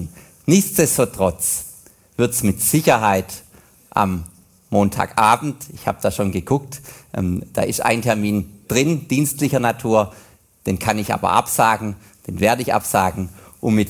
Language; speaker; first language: German; native; German